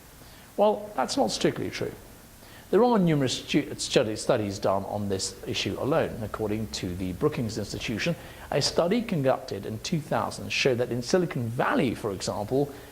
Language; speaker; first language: English; native; English